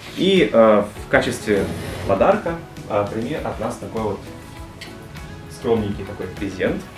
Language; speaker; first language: Russian; native; Russian